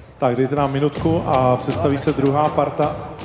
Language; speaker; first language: Czech; native; Czech